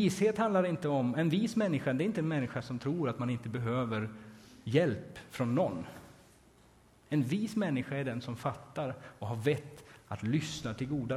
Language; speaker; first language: Swedish; native; Swedish